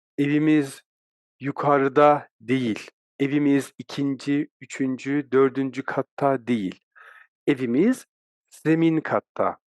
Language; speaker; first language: Turkish; native; Turkish